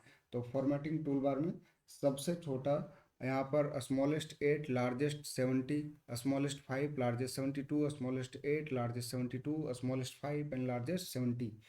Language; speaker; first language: Hindi; native; Hindi